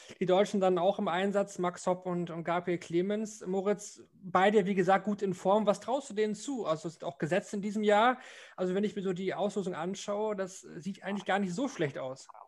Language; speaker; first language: German; native; German